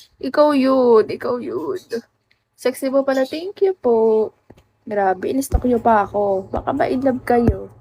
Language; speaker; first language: Filipino; native; Filipino